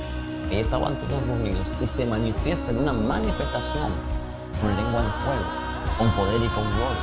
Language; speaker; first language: Spanish; native; Spanish